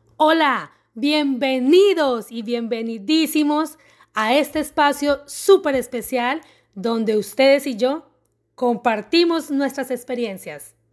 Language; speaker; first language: Spanish; native; Spanish